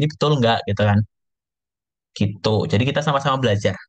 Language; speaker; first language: Indonesian; native; Indonesian